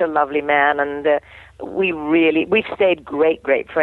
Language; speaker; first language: English; native; English